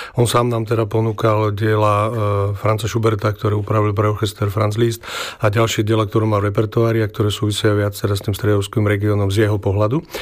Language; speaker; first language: Slovak; native; Slovak